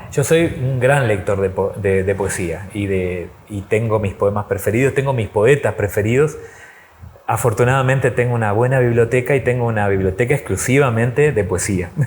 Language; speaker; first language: Spanish; native; Spanish